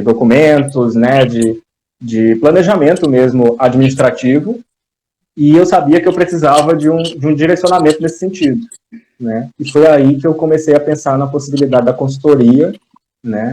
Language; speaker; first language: Portuguese; native; Portuguese